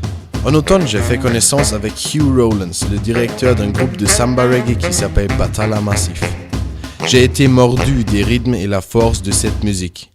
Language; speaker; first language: French; non-native, fluent; German